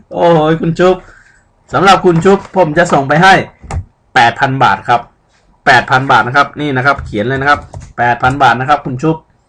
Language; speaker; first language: Thai; early bilingual, other home language; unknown